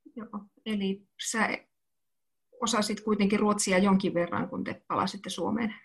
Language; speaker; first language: Finnish; native; Finnish